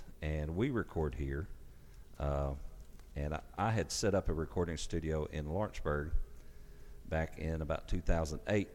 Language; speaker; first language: English; native; English